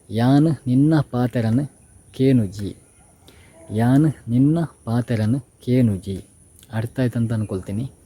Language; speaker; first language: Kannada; non-native, local second language; Tulu